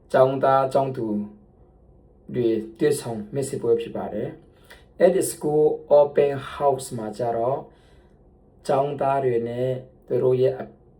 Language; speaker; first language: Burmese; non-native, local second language; Tedim Chin